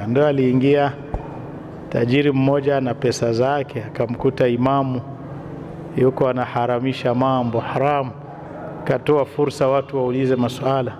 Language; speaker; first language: Swahili; non-native, local second language; Rundi